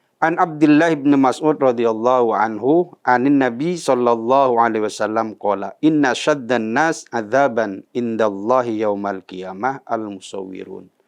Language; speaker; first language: Indonesian; native; Indonesian